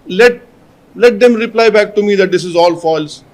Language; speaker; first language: English; non-native, local second language; Urdu